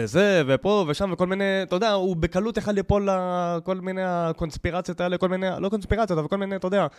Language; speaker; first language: Hebrew; native; Hebrew